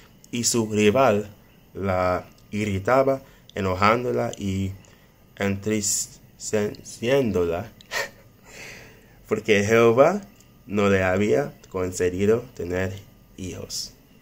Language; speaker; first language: Spanish; non-native, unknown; English